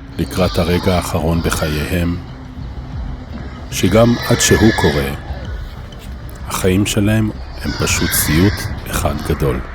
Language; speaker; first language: Hebrew; native; Hebrew